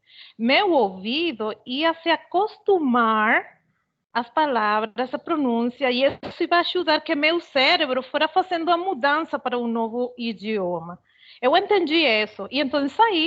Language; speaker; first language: Portuguese; non-native, fluent; Spanish